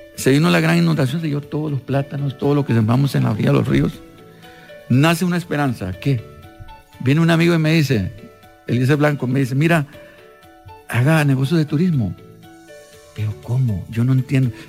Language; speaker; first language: Spanish; non-native, local second language; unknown